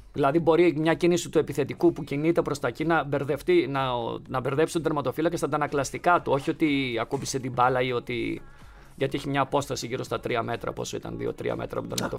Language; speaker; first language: Greek; native; Greek